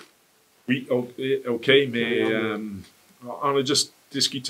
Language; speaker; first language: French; non-native, fluent; English